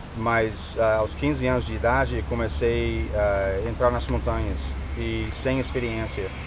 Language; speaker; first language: Portuguese; non-native, fluent; English